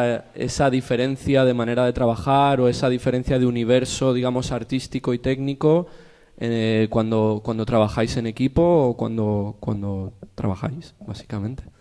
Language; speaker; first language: Spanish; native; Spanish